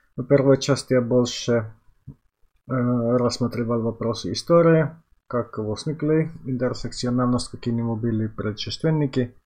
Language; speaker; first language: Russian; non-native, fluent; Finnish